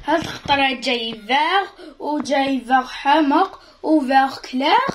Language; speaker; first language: Arabic; native; Arabic